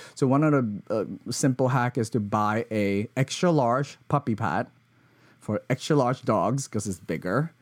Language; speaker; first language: English; early bilingual, other home language; Cantonese